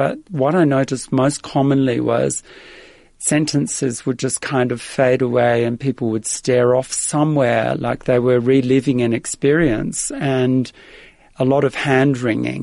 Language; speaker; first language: English; early bilingual, other home language; Dutch